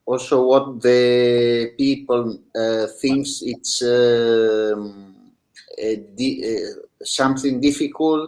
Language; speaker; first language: English; non-native, learner; Italian